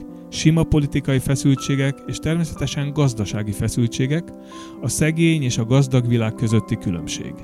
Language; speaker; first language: Hungarian; native; Hungarian